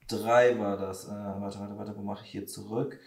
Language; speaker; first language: German; native; German